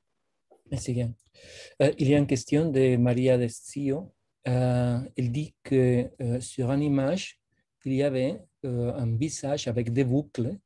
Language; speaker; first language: French; non-native, fluent; Spanish